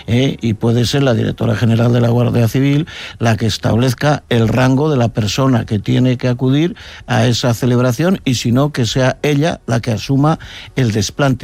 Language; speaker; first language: Spanish; native; Spanish